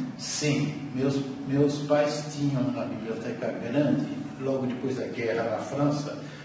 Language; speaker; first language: Portuguese; early bilingual, other home language; French